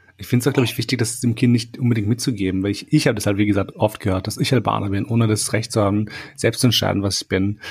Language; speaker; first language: German; early bilingual, other home language; Albanian